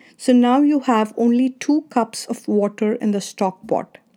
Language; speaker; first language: English; non-native, local second language; Kannada